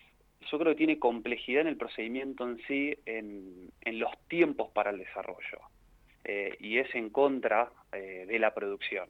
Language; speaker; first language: Spanish; native; Spanish